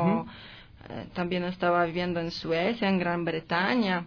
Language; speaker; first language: Spanish; non-native, learner; Polish